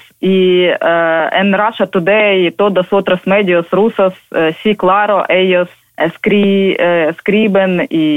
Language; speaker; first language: Spanish; non-native, learner; Ukrainian